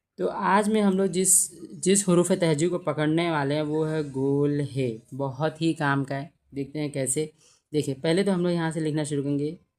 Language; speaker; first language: Hindi; native; Hindi